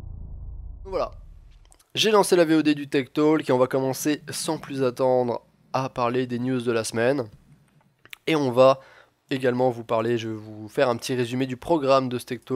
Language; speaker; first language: French; native; French